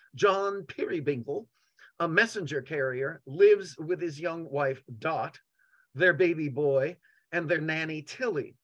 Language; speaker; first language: English; native; English